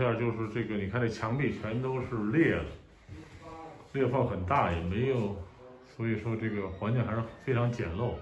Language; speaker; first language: English; non-native, learner; Chinese